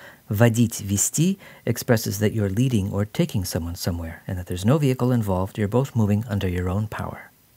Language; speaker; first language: English; native; English